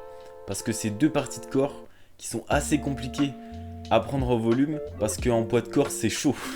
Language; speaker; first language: French; native; French